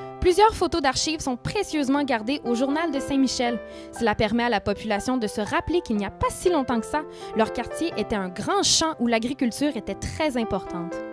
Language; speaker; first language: French; native; French